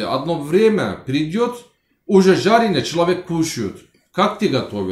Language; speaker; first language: Russian; non-native, learner; Turkish